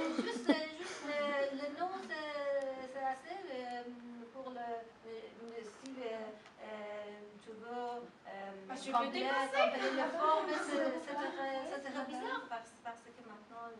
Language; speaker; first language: French; non-native, learner; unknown